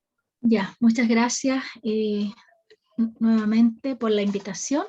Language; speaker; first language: Spanish; native; Spanish